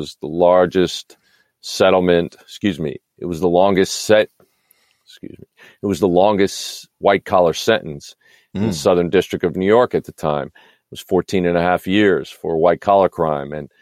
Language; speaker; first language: English; native; English